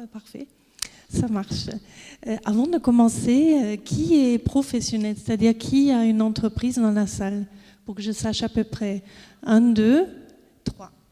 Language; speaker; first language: French; non-native, fluent; German